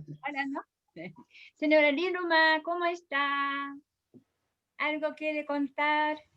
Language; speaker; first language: Spanish; non-native, learner; Japanese